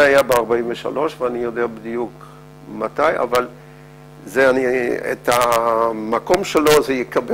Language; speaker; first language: Hebrew; non-native, fluent; Dutch